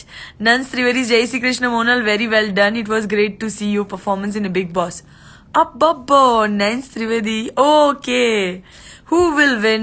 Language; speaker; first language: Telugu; non-native, learner; Gujarati